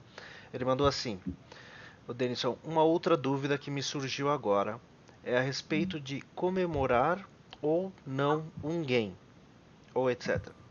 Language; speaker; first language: Portuguese; native; Portuguese